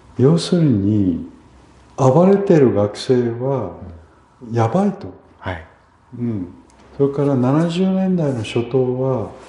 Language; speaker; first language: Japanese; early bilingual, other home language; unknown